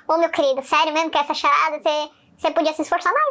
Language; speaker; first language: Portuguese; native; Portuguese